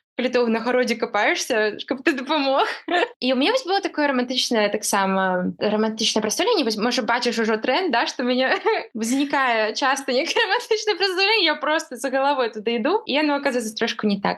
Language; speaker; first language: Belarusian; non-native, local second language; Russian